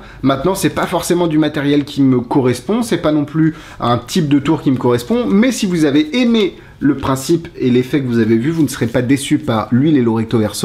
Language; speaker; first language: French; native; French